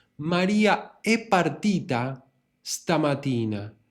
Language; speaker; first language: Italian; non-native, fluent; Spanish